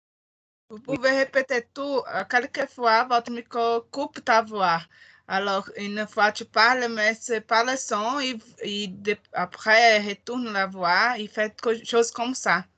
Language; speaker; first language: French; non-native, learner; Portuguese